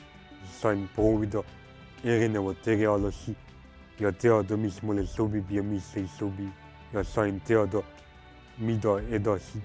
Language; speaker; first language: Estonian; non-native, local second language; Russian